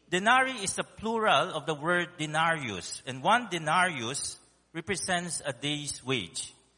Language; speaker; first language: English; non-native, local second language; Min Nan Chinese